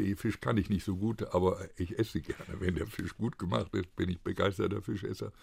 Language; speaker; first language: German; native; German